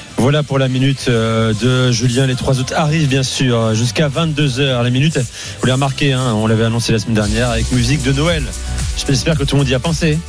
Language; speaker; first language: French; native; French